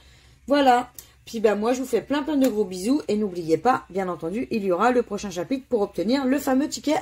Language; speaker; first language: French; native; French